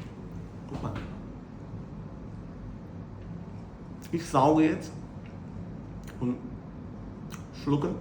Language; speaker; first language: German; non-native, learner; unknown